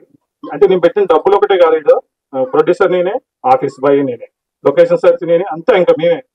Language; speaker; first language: Telugu; native; Telugu